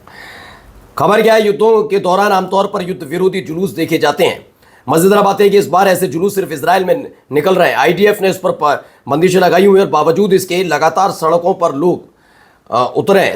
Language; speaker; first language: Hindi; native; Hindi